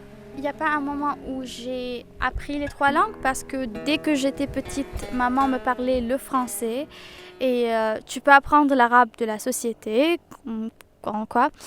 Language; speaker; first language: French; non-native, local second language; Arabic